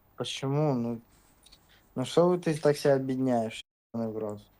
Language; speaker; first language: Russian; native; Russian